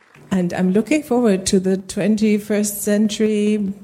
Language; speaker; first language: English; non-native, fluent; German